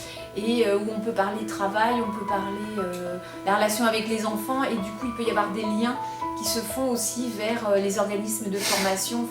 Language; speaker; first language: French; native; French